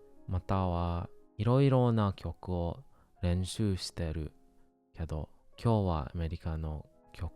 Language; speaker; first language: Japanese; non-native, learner; English